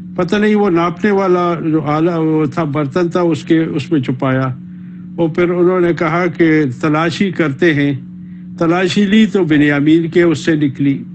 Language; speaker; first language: Urdu; native; Urdu